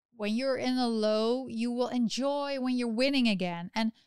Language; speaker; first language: English; non-native, fluent; Dutch